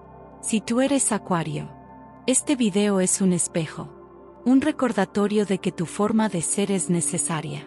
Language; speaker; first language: Spanish; native; Spanish